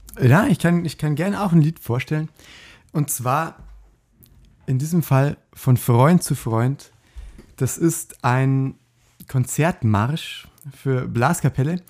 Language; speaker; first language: German; native; German